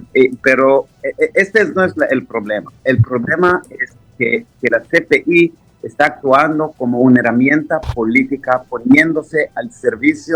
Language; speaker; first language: Spanish; non-native, fluent; Hebrew